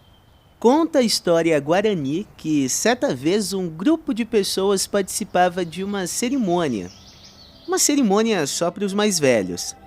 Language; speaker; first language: Portuguese; native; Portuguese